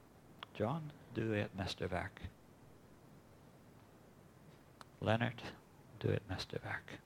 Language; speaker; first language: Swedish; non-native, fluent; English